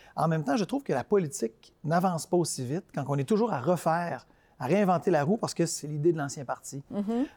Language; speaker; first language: French; native; French